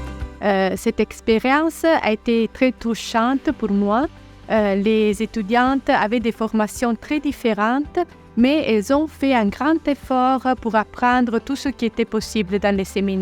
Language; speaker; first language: French; non-native, local second language; Arabic